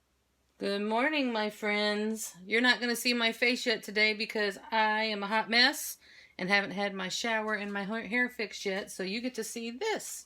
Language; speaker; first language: English; native; English